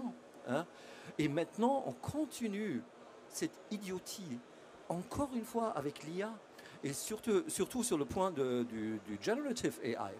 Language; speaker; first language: French; non-native, fluent; German